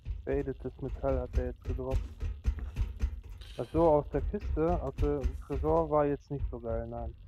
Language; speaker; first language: German; native; German